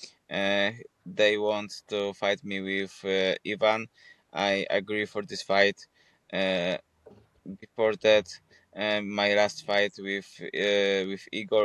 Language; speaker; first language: English; non-native, fluent; Polish